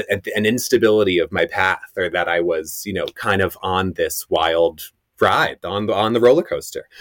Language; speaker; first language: English; native; English